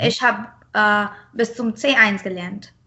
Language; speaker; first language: German; non-native, fluent; Marathi